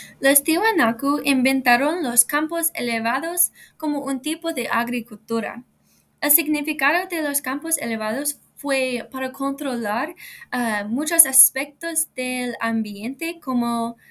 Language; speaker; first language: Spanish; non-native, learner; English